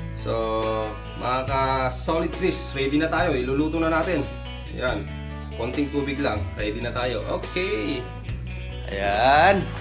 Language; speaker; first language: Filipino; non-native, local second language; Iloko